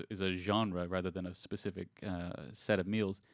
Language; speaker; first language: English; native; English